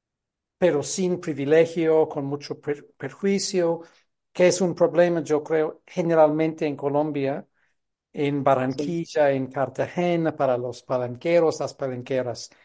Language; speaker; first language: Spanish; non-native, fluent; English